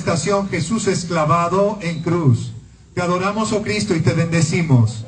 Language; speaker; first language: Spanish; native; Spanish